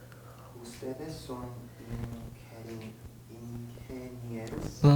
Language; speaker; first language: Spanish; non-native, learner; Korean